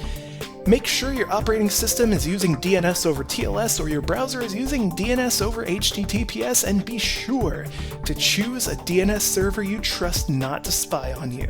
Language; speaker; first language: English; native; English